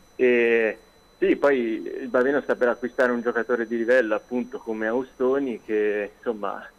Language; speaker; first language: Italian; native; Italian